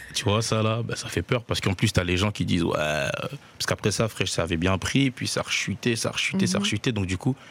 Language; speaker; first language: French; native; French